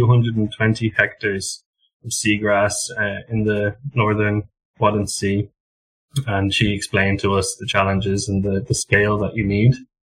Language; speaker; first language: English; native; English